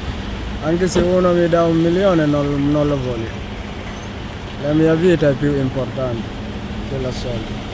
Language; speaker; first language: Italian; non-native, learner; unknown